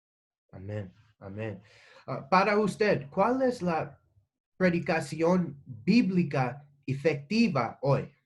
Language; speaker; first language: Spanish; non-native, learner; English